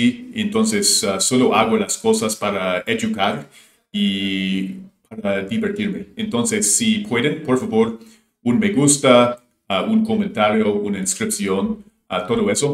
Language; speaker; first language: Spanish; non-native, fluent; English